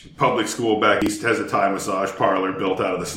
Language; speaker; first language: English; native; English